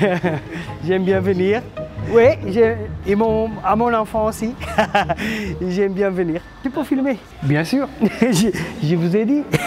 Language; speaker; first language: French; non-native, fluent; Portuguese